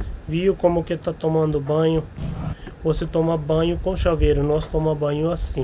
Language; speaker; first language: Portuguese; non-native, learner; Hindi